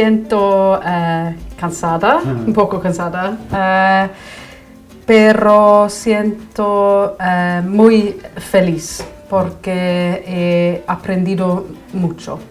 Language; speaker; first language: Spanish; non-native, learner; English